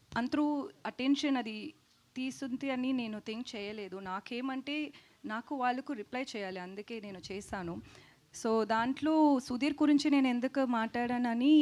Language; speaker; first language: Telugu; non-native, fluent; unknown